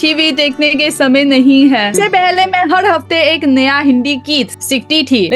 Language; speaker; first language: Hindi; non-native, learner; Chinese